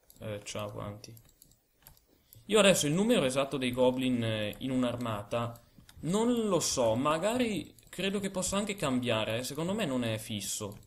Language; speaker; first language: Italian; native; Italian